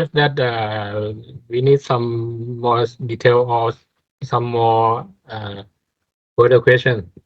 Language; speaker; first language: English; non-native, fluent; Thai